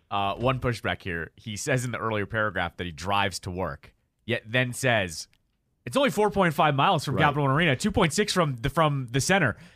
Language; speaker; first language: English; native; English